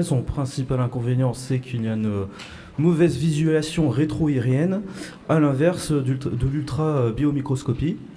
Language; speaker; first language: French; native; French